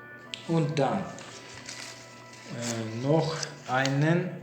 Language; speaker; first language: German; non-native, learner; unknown